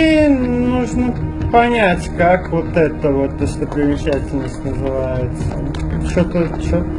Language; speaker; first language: Russian; native; Russian